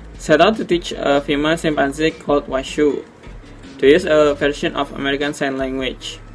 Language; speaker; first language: English; non-native, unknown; Indonesian